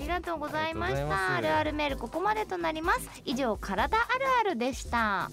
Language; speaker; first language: Japanese; native; Japanese